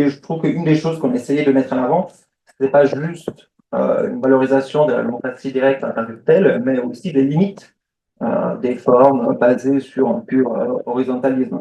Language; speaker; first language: French; non-native, fluent; Italian